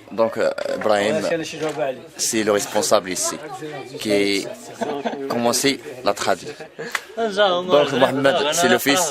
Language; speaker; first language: French; non-native, learner; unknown